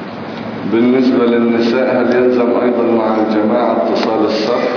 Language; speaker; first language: Arabic; native; Arabic